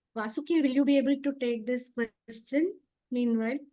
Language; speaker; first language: English; non-native, local second language; Kannada